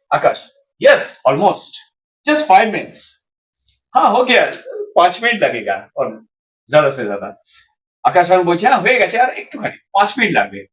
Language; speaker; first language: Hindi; non-native, local second language; Bangla